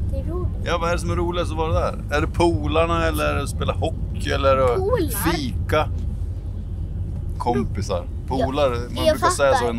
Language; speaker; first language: Swedish; native; Swedish